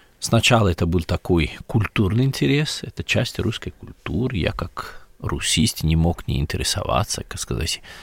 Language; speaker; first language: Russian; non-native, fluent; Italian